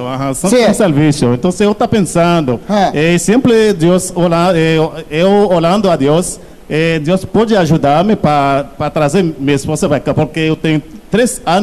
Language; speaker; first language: Portuguese; non-native, learner; Haitian Creole